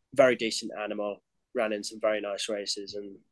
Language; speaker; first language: English; native; English